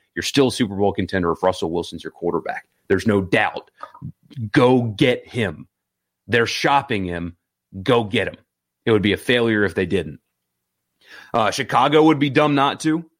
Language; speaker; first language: English; native; English